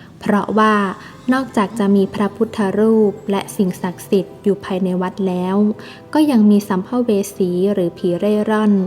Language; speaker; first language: Thai; native; Thai